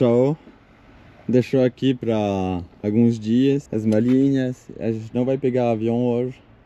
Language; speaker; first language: Portuguese; non-native, fluent; French